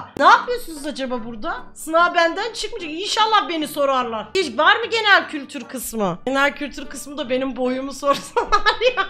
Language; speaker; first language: Turkish; native; Turkish